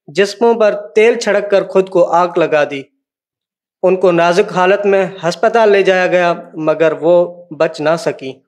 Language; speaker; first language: Urdu; non-native, local second language; Sindhi